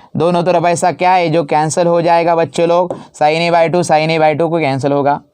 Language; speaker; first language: Hindi; non-native, local second language; Marathi